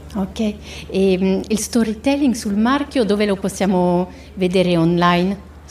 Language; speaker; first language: Italian; non-native, fluent; French